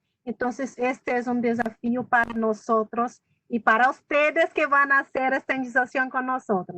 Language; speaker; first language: Spanish; non-native, fluent; Portuguese